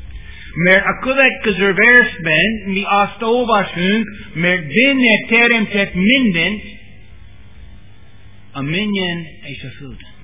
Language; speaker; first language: Hungarian; non-native, learner; English